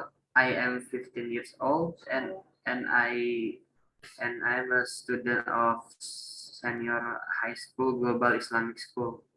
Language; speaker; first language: English; non-native, learner; Indonesian